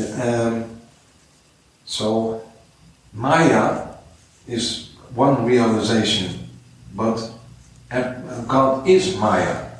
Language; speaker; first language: English; non-native, fluent; Dutch